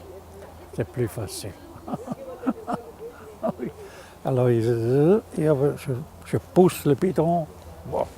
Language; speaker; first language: French; non-native, fluent; German